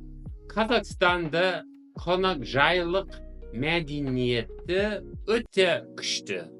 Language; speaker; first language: Kazakh; non-native, fluent; English